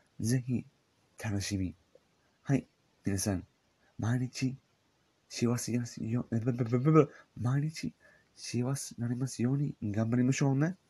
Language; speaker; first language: Japanese; non-native, learner; English